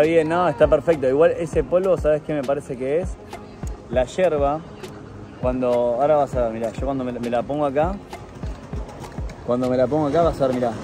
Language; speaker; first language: Spanish; native; Spanish